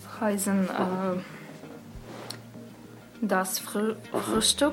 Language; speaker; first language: German; non-native, learner; Russian